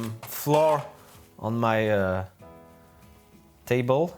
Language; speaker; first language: English; non-native, learner; French